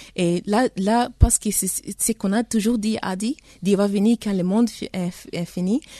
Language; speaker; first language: French; early bilingual, heritage; French